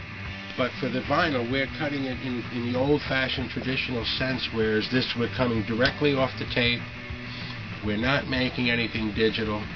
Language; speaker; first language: English; native; English